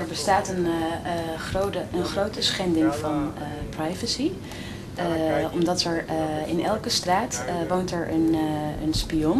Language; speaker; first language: Dutch; non-native, fluent; Spanish